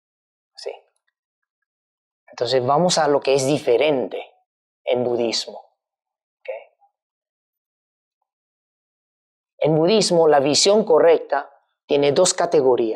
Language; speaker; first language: Spanish; non-native, fluent; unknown